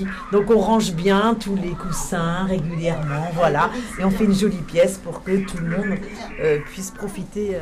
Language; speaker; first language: French; native; French